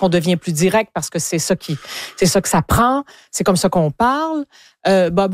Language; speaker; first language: French; native; French